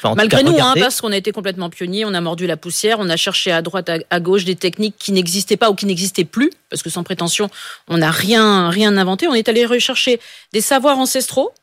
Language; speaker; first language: French; native; French